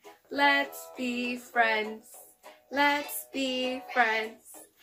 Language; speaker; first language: English; non-native, fluent; Spanish